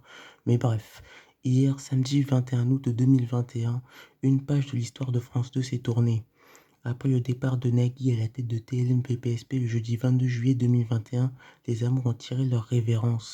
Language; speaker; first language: French; native; French